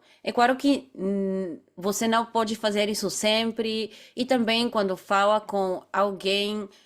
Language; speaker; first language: Portuguese; non-native, fluent; Bulgarian